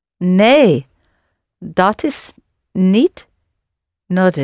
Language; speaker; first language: Dutch; non-native, learner; English